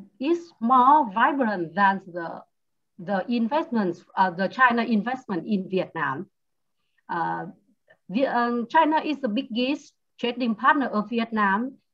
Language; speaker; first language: English; non-native, learner; Vietnamese